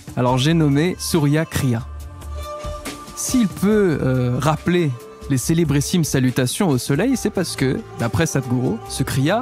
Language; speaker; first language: French; native; French